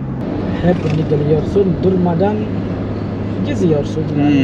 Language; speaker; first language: Turkish; non-native, learner; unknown